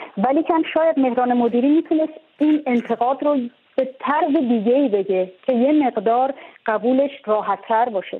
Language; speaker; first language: Persian; native; Persian